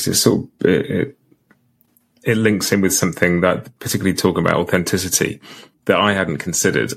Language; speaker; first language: English; native; English